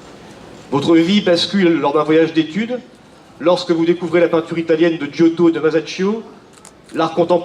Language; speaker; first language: French; native; French